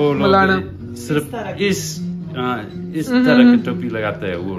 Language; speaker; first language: Hindi; non-native, learner; English